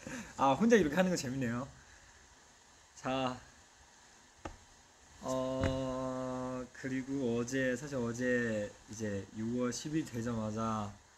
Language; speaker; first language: Korean; non-native, fluent; Chinese